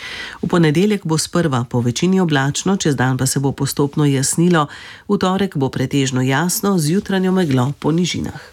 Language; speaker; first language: Slovenian; native; Slovenian